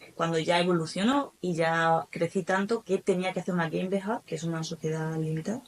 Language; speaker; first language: Spanish; native; Spanish